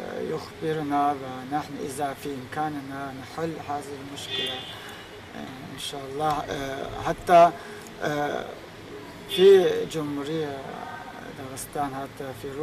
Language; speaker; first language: Arabic; non-native, fluent; Azerbaijani